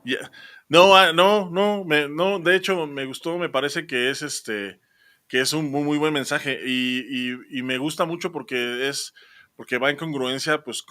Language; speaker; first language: Spanish; native; Spanish